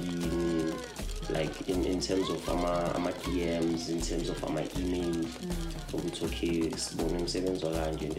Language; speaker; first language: English; non-native, local second language; Zulu